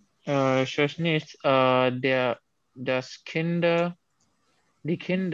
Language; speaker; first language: German; non-native, learner; Urdu